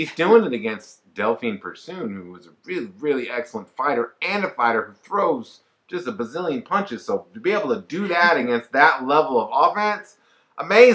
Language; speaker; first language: English; native; English